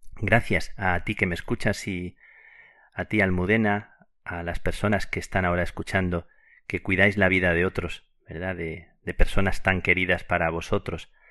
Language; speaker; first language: Spanish; native; Spanish